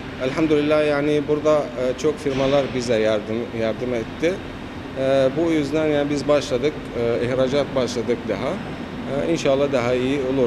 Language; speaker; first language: Turkish; non-native, learner; Arabic